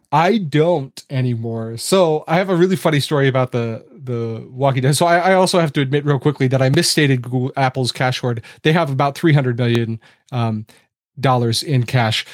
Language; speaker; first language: English; native; English